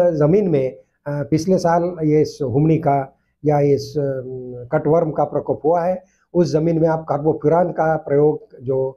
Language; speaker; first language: Hindi; non-native, local second language; Marathi